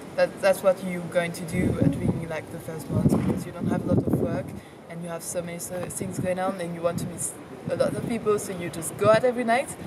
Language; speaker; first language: English; non-native, fluent; French